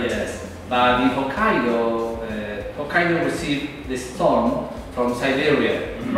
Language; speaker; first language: English; non-native, learner; Spanish